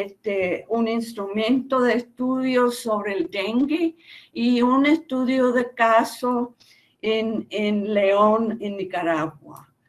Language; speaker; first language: Spanish; non-native, fluent; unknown